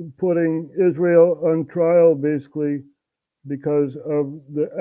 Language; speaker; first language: English; non-native, fluent; Dutch